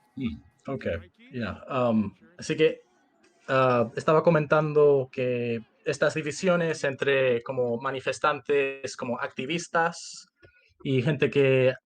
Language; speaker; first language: Spanish; early bilingual, heritage; Spanish